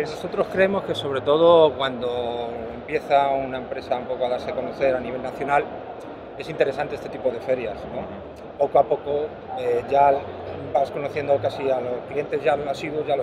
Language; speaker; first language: Spanish; native; Spanish